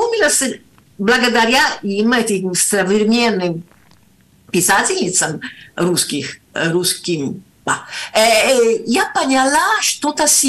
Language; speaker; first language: Russian; non-native, fluent; Italian